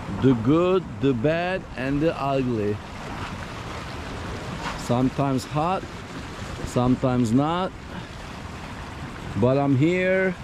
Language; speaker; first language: English; native; English